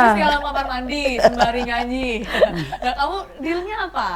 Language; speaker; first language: Indonesian; native; Indonesian